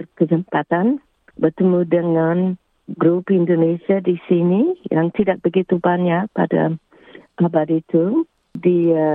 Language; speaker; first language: Indonesian; early bilingual, heritage; English